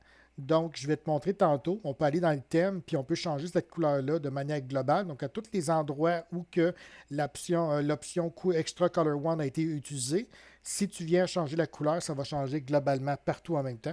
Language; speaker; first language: French; native; French